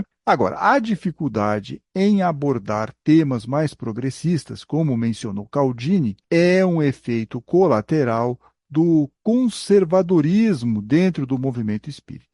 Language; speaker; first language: Portuguese; native; Portuguese